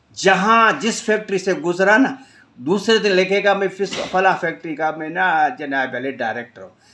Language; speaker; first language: Urdu; non-native, local second language; Sindhi